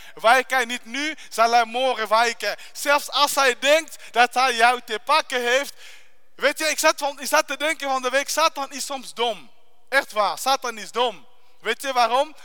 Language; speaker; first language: Dutch; non-native, fluent; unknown